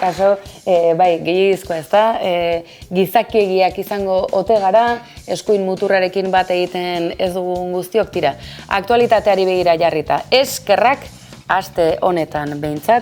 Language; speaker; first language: Basque; native; Basque